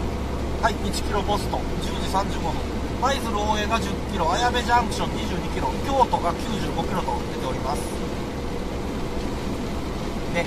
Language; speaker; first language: Japanese; native; Japanese